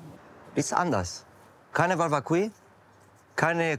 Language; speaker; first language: German; non-native, learner; Spanish